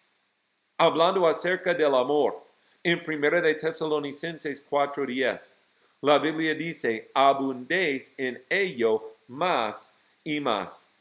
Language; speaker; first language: Spanish; non-native, fluent; English